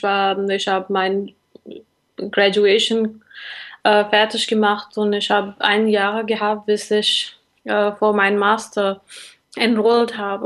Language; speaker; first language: German; non-native, learner; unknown